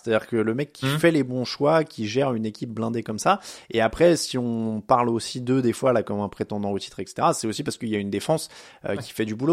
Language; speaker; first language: French; native; French